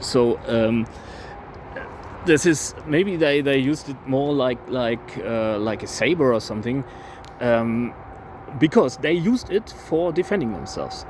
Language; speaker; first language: English; non-native, fluent; German